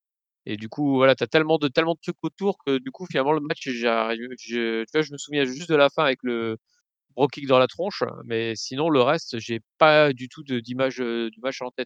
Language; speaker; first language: French; native; French